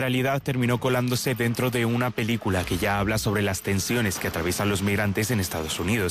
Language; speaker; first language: Spanish; native; Spanish